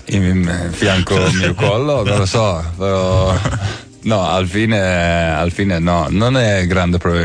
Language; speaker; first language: Italian; non-native, learner; Dutch